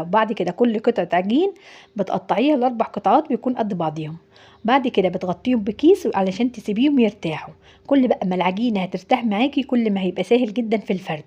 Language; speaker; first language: Arabic; native; Arabic